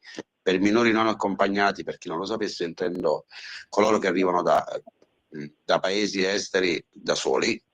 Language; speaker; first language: Italian; native; Italian